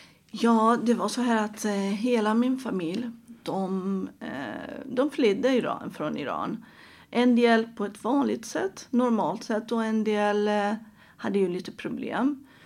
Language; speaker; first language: Swedish; non-native, fluent; Persian